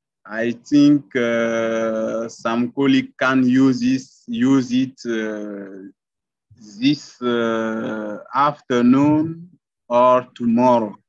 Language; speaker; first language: English; non-native, learner; French